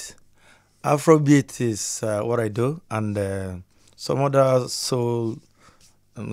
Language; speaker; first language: English; non-native, local second language; Igbo